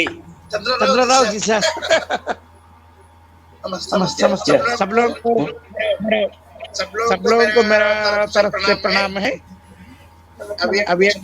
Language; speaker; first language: Hindi; non-native, local second language; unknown